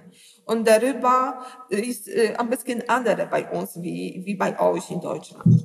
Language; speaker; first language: German; non-native, learner; Polish